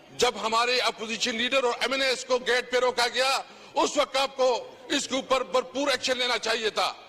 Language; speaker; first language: Urdu; non-native, local second language; Pashto